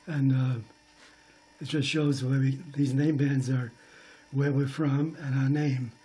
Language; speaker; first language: English; native; English